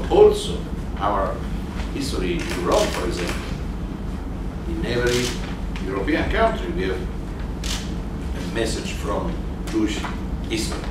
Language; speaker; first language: English; non-native, learner; Italian